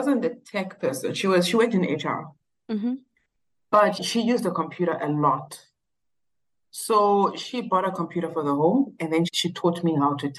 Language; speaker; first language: English; non-native, local second language; Shona